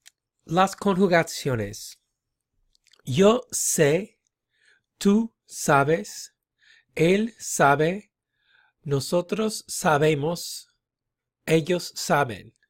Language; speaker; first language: Spanish; non-native, fluent; English